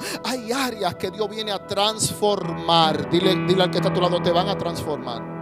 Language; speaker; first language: Spanish; native; Spanish